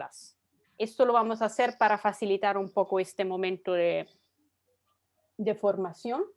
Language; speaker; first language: Spanish; non-native, fluent; Italian